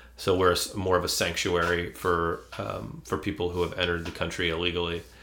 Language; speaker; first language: English; native; English